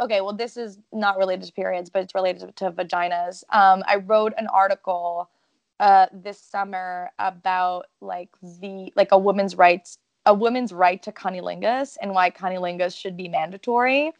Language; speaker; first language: English; non-native, fluent; French